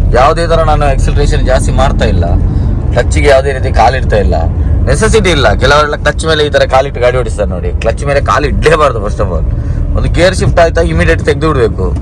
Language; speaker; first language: Kannada; non-native, local second language; Tulu